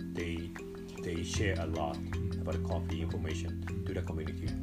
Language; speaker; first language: English; non-native, fluent; Japanese